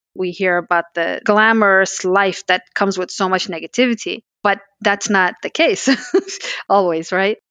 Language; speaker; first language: English; early bilingual, other home language; Pashto